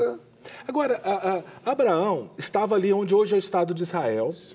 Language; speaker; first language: Portuguese; native; Portuguese